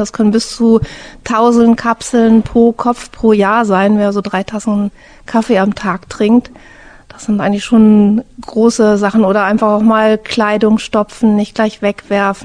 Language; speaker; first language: German; native; German